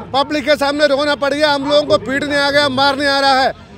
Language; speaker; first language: Hindi; non-native, local second language; Malayalam